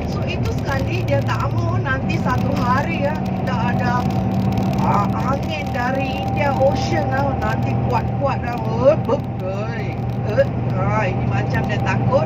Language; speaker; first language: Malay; non-native, local second language; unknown